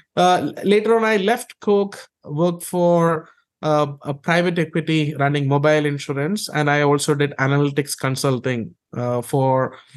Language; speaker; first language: English; non-native, local second language; Malayalam